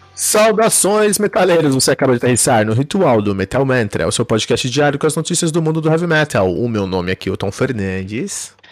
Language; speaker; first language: Portuguese; early bilingual, heritage; Portuguese